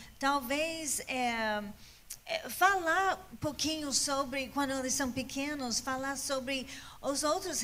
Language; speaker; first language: Portuguese; non-native, fluent; English